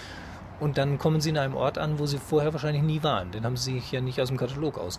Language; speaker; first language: German; native; German